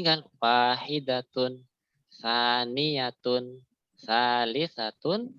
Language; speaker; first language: Arabic; non-native, fluent; Indonesian